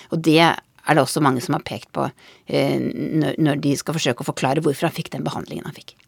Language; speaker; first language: Norwegian; native; Norwegian